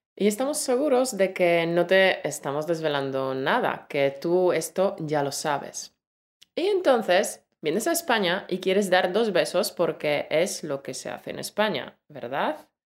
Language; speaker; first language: Spanish; native; Spanish